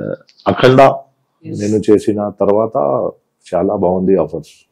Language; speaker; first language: Telugu; non-native, local second language; Hindi